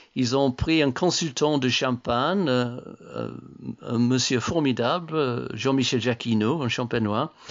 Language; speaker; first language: French; non-native, fluent; English